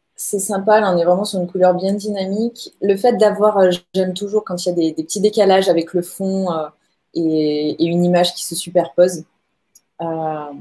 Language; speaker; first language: French; native; French